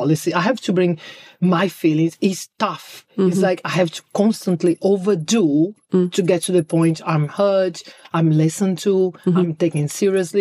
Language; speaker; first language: English; non-native, fluent; Portuguese